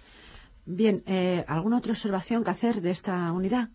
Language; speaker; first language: Spanish; native; Spanish